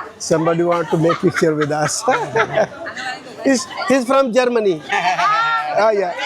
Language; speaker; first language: English; non-native, learner; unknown